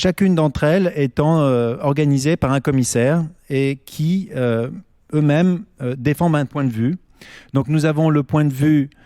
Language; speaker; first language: French; native; French